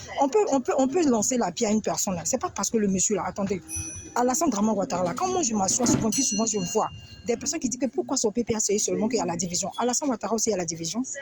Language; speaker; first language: French; native; French